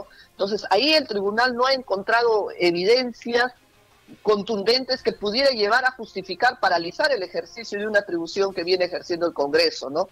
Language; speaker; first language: Spanish; native; Spanish